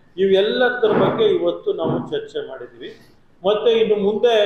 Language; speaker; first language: Kannada; non-native, local second language; Lambadi